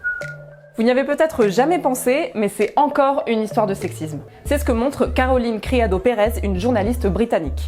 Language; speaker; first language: French; native; French